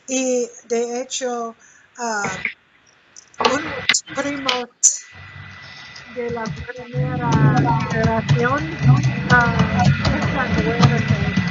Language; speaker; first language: Spanish; non-native, learner; English